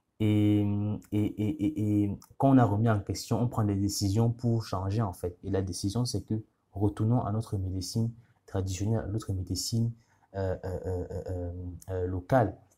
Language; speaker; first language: French; non-native, local second language; Ghomala